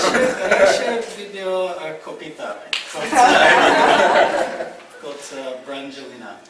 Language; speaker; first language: Slovenian; non-native, fluent; English